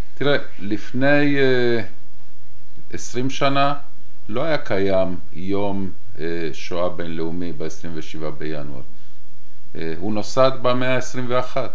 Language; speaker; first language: Hebrew; non-native, fluent; Spanish